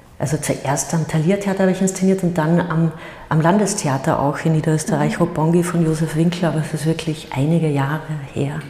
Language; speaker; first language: German; native; German